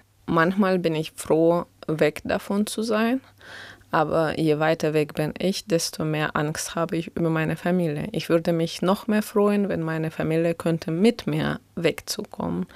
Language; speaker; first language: German; non-native, fluent; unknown